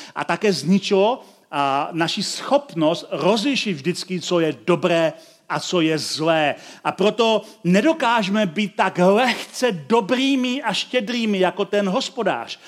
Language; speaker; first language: Czech; native; Czech